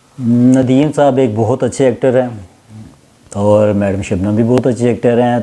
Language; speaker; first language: Urdu; native; Urdu